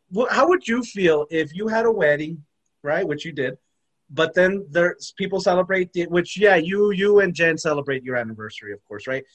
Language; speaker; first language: English; native; English